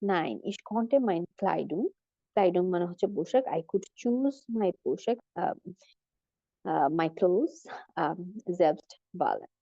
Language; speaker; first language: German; non-native, fluent; Bangla